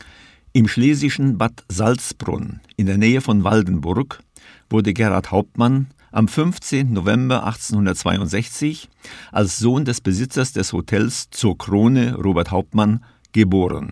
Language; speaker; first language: German; native; German